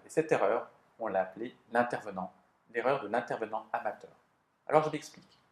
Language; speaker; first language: French; native; French